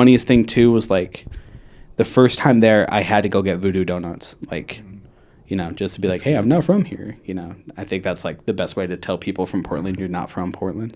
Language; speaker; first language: English; native; English